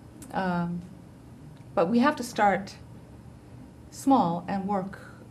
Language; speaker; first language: English; early bilingual, heritage; English